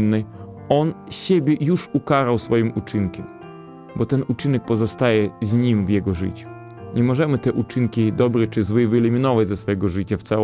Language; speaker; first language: Polish; non-native, fluent; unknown